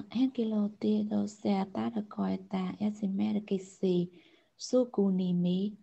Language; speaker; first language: Finnish; non-native, learner; Vietnamese